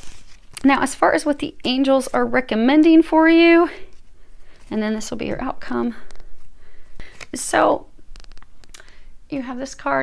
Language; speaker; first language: English; native; English